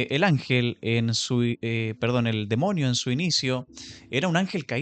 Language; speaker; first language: Spanish; native; Spanish